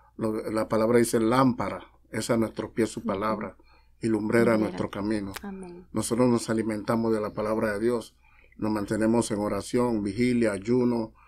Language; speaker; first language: Spanish; native; Spanish